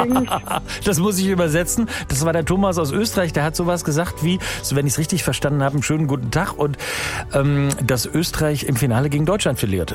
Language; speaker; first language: German; native; German